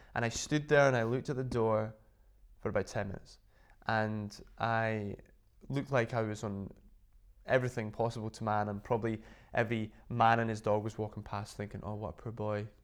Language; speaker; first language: English; native; English